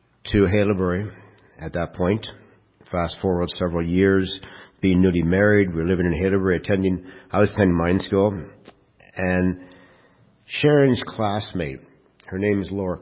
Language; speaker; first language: English; native; English